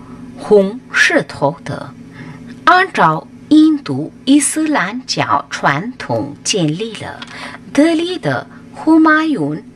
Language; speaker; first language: Chinese; non-native, fluent; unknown